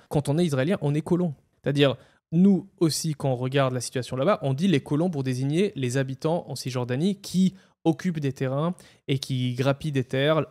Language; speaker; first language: French; non-native, fluent; Hebrew